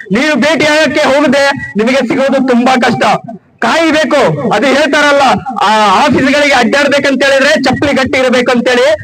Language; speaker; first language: Kannada; non-native, local second language; Urdu